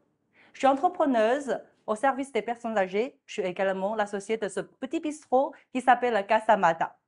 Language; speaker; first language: French; non-native, fluent; Chinese